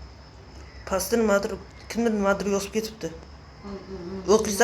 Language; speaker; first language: Turkish; non-native, learner; Uzbek